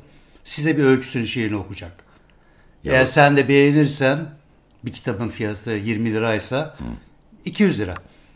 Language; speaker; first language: Turkish; native; Turkish